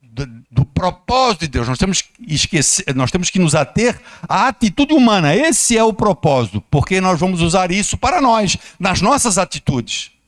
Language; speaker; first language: Portuguese; native; Portuguese